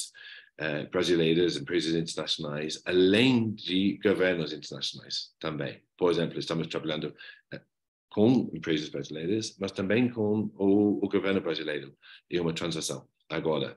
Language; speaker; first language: Portuguese; non-native, fluent; English